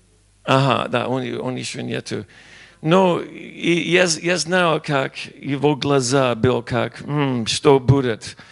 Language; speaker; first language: Russian; non-native, learner; English